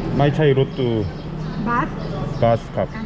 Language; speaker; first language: Thai; non-native, learner; Korean